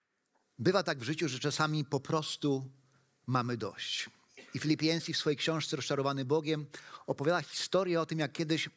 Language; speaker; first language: Polish; native; Polish